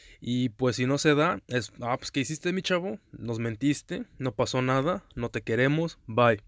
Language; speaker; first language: Spanish; early bilingual, heritage; Spanish